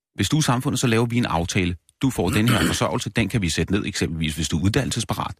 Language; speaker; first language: Danish; native; Danish